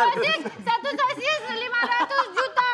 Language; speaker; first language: Indonesian; non-native, learner; Russian